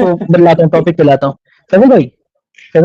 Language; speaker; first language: Hindi; native; Hindi